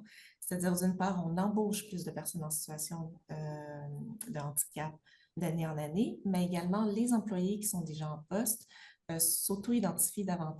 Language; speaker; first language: French; native; French